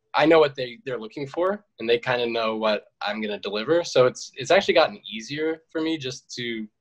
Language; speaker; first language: English; native; English